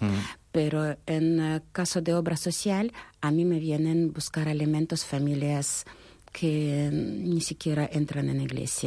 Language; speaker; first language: Spanish; non-native, fluent; Russian